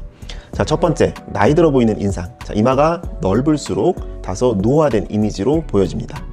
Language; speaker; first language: Korean; native; Korean